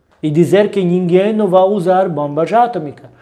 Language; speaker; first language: Portuguese; non-native, learner; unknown